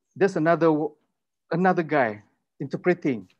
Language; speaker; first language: English; non-native, local second language; Malay